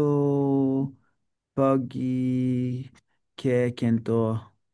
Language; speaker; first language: Indonesian; non-native, learner; English